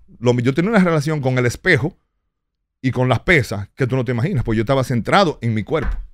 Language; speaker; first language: Spanish; early bilingual, heritage; Spanish